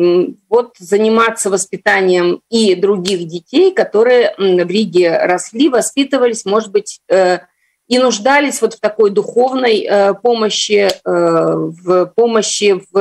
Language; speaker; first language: Russian; native; Russian